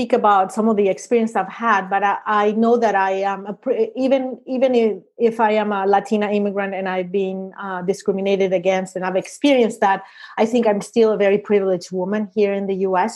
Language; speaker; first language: English; non-native, fluent; Spanish